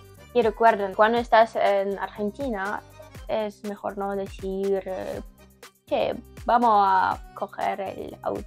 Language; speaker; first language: Spanish; non-native, learner; Ukrainian